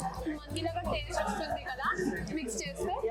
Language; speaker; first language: Telugu; non-native, learner; Hindi